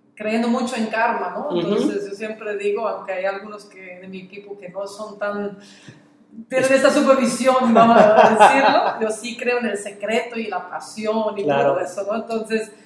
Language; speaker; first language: Spanish; non-native, fluent; Dutch